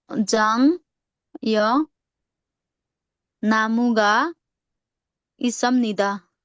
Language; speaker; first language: Korean; non-native, learner; Hindi